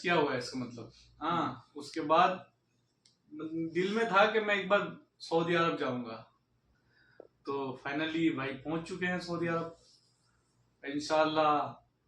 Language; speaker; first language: Hindi; native; Hindi